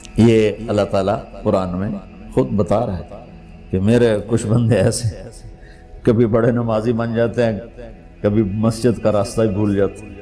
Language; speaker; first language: Urdu; non-native, local second language; Punjabi